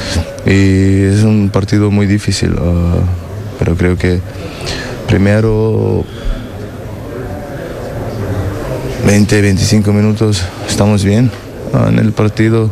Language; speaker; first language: Spanish; non-native, learner; German